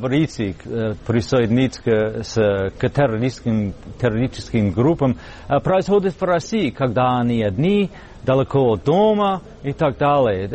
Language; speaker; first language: Russian; non-native, learner; English